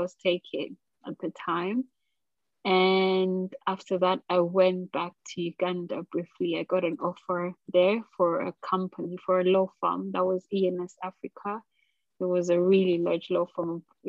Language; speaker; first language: English; non-native, local second language; Ganda